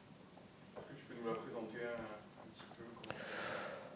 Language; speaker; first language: French; native; French